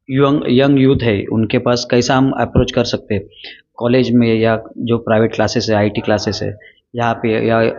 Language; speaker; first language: Hindi; non-native, local second language; Marathi